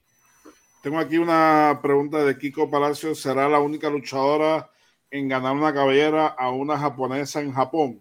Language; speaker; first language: Spanish; native; Spanish